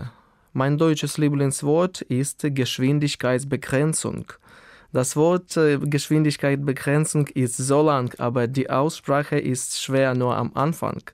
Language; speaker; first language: German; non-native, fluent; Ukrainian